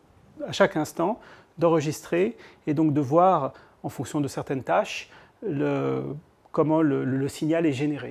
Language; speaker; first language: French; native; French